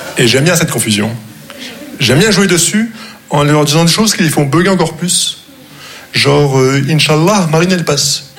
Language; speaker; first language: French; non-native, local second language; Arabic